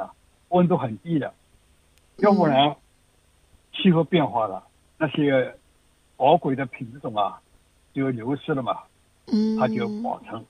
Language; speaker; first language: Chinese; native; Chinese